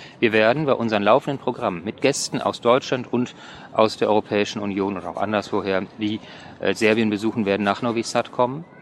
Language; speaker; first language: German; native; German